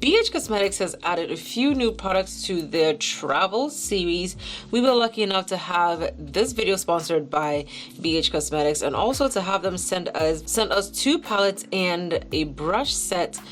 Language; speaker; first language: English; native; English